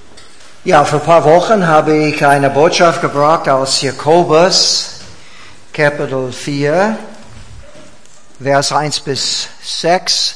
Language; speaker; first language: German; non-native, fluent; English